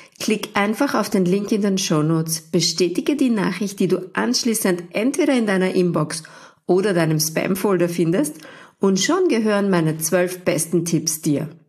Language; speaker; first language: German; native; German